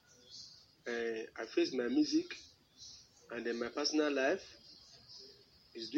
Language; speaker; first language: English; non-native, local second language; Yoruba